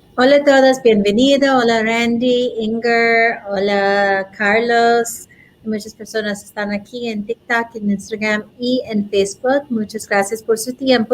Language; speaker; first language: Spanish; non-native, learner; English